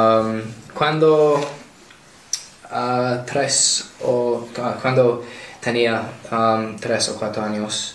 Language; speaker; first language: Spanish; non-native, learner; English